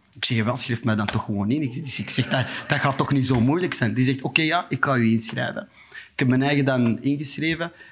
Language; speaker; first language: Dutch; non-native, local second language; Turkish